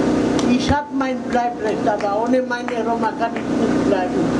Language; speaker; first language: German; non-native, learner; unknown